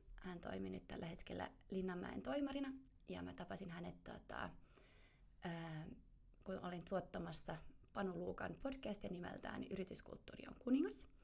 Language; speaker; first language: Finnish; non-native, fluent; German